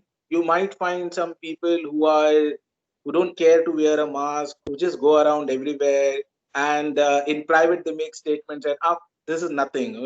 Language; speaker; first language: English; non-native, local second language; Marathi